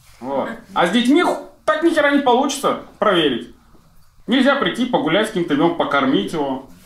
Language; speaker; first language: Russian; native; Russian